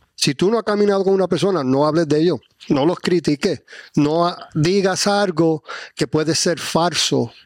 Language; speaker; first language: Spanish; early bilingual, heritage; Spanish